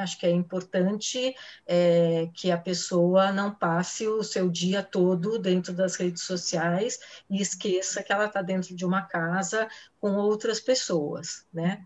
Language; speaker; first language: Portuguese; native; Portuguese